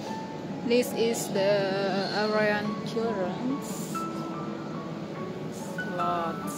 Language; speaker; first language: English; non-native, learner; Indonesian